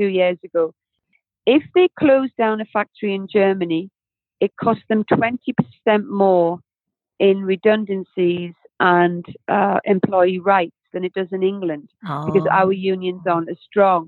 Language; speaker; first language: English; native; English